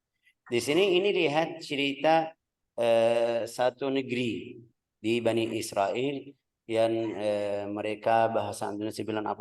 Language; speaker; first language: Indonesian; non-native, fluent; Arabic